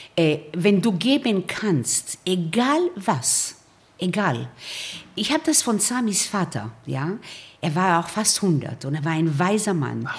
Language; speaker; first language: German; early bilingual, other home language; Romanian